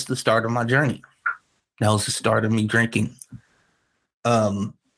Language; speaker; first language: English; native; English